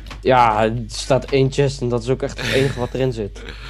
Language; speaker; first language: Dutch; native; Dutch